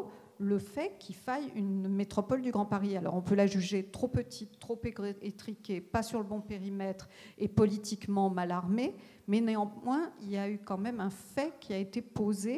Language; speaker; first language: French; native; French